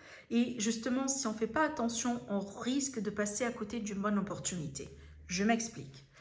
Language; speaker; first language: French; native; French